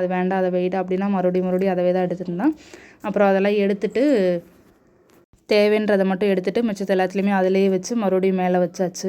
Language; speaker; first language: Tamil; native; Tamil